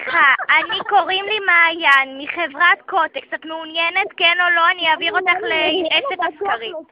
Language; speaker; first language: Hebrew; native; Hebrew